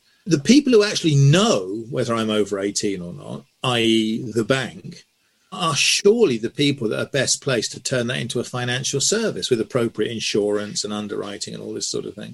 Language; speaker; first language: English; native; English